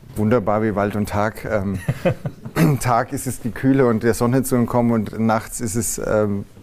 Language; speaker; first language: German; native; German